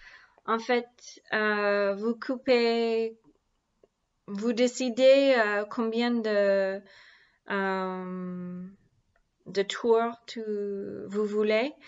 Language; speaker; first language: French; non-native, learner; English